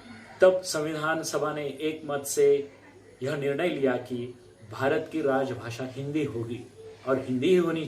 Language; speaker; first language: Hindi; non-native, local second language; Marathi